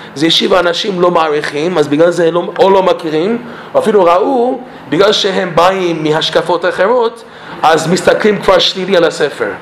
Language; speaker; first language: Hebrew; non-native, fluent; English